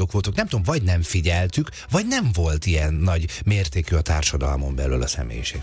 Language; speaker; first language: Hungarian; native; Hungarian